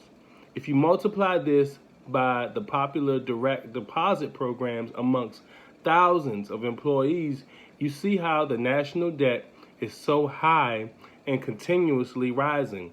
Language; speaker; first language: English; native; English